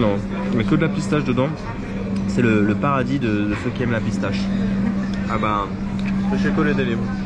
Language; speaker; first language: French; native; French